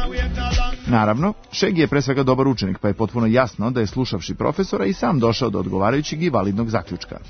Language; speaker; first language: Serbian; native; Serbian